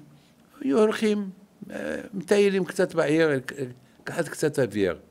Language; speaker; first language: Hebrew; non-native, fluent; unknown